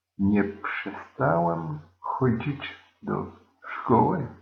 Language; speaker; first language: Polish; non-native, learner; French